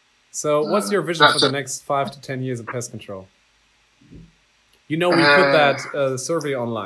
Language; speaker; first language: English; non-native, fluent; German